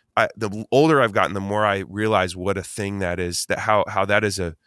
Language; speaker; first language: English; native; English